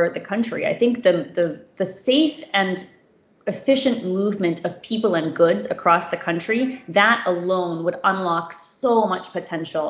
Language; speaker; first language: English; native; English